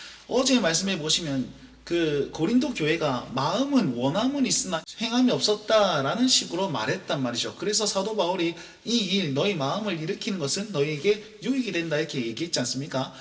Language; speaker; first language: Korean; native; Korean